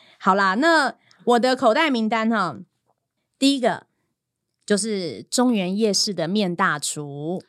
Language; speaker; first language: Chinese; native; Chinese